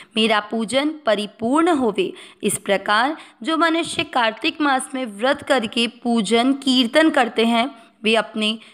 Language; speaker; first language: Hindi; native; Hindi